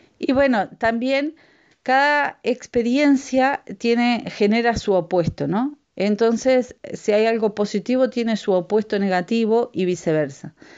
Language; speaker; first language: Spanish; native; Spanish